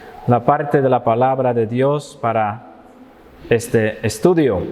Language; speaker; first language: Spanish; non-native, fluent; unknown